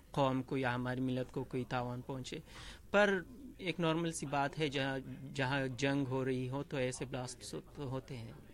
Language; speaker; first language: Urdu; non-native, fluent; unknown